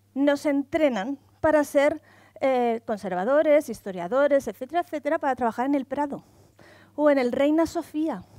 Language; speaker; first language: Spanish; native; Spanish